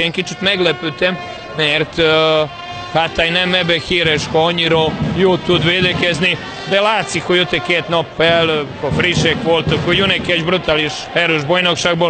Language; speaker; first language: Hungarian; non-native, fluent; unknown